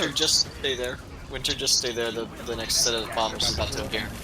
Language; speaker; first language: English; native; English